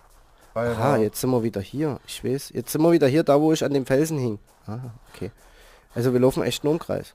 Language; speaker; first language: German; native; German